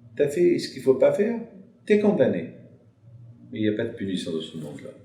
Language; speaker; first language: French; non-native, local second language; Arabic